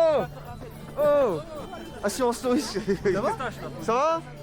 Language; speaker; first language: French; native; French